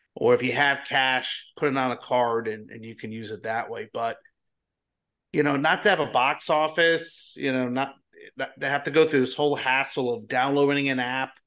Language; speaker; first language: English; native; English